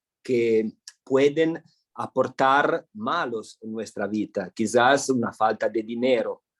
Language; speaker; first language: Spanish; non-native, fluent; Italian